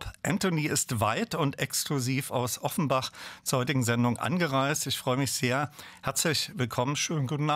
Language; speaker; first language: German; native; German